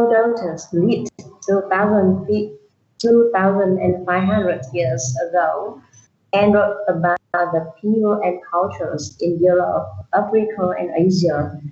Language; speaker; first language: English; non-native, learner; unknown